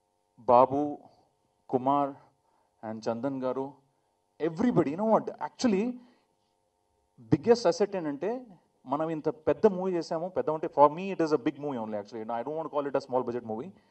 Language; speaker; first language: Telugu; non-native, fluent; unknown